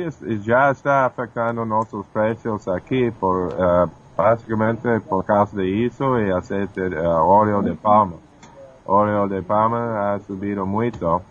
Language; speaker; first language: Portuguese; non-native, fluent; English